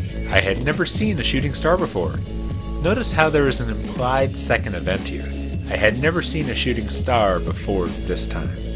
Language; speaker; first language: English; native; English